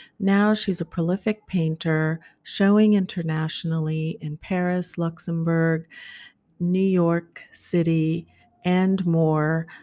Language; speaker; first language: English; native; English